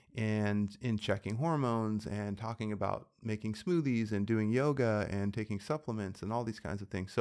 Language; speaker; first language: English; native; English